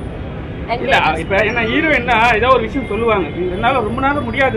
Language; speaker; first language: Tamil; native; Tamil